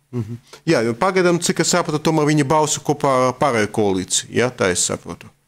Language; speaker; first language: Latvian; non-native, local second language; Russian